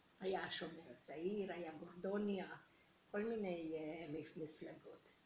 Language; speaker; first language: Hebrew; early bilingual, other home language; Romanian